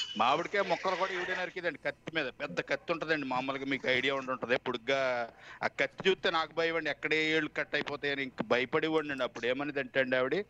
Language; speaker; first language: Telugu; native; Telugu